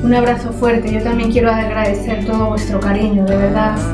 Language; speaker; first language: Spanish; native; Spanish